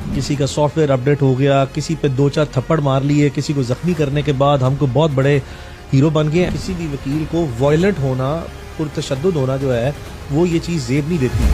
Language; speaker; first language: Urdu; native; Urdu